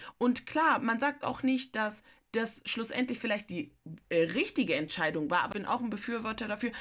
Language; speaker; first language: German; early bilingual, other home language; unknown